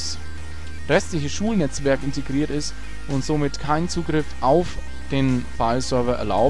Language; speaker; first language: German; native; German